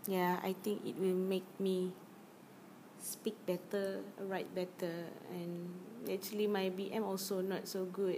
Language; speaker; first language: English; non-native, learner; Malay